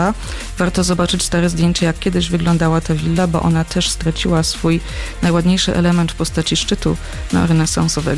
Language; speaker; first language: Polish; native; Polish